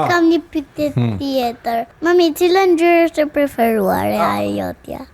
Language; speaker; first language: Albanian; early bilingual, heritage; Albanian